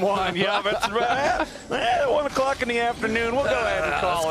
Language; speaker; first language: English; native; English